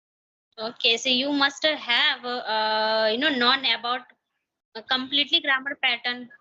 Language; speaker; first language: English; non-native, learner; Hindi